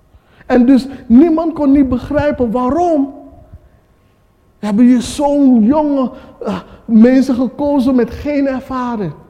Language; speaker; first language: Dutch; non-native, fluent; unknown